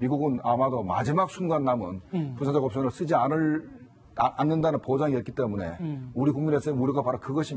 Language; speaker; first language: Korean; native; Korean